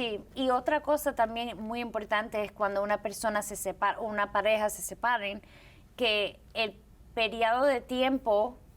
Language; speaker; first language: Spanish; early bilingual, heritage; Spanish